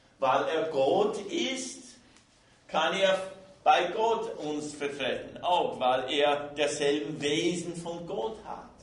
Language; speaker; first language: German; non-native, fluent; English